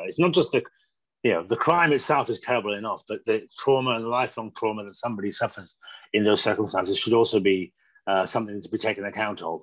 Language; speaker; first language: English; native; English